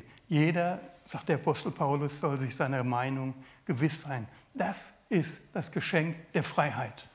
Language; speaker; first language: German; native; German